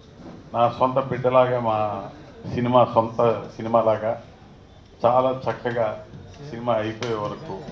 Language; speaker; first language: Telugu; native; Telugu